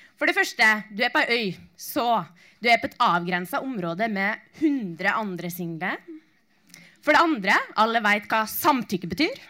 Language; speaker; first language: Norwegian; native; Norwegian